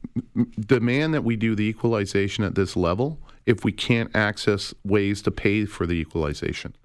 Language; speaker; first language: English; native; English